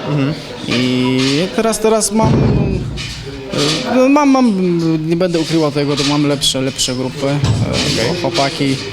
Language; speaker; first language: Polish; non-native, learner; Chechen